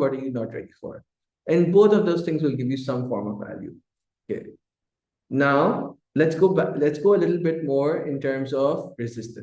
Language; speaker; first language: English; non-native, local second language; Urdu